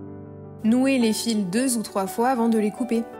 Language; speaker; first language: French; native; French